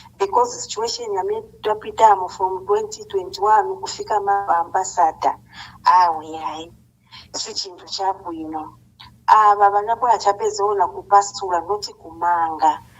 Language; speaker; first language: Nyanja; non-native, local second language; Bemba